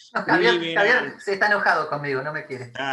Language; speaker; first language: Spanish; native; Spanish